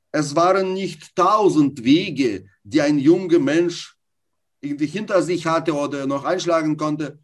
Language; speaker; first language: German; non-native, fluent; Russian